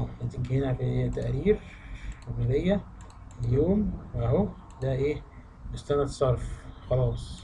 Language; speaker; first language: Arabic; native; Arabic